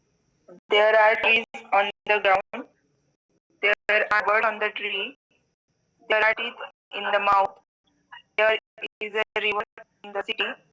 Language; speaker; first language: English; non-native, learner; Marathi